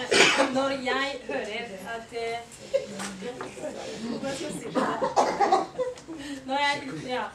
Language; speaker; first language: Norwegian; non-native, learner; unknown